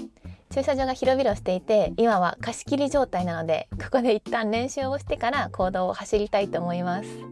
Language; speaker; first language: Japanese; native; Japanese